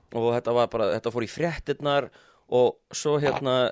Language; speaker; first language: Icelandic; early bilingual, heritage; English